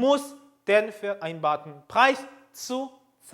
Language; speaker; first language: German; non-native, fluent; Korean